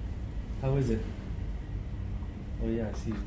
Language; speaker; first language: English; native; English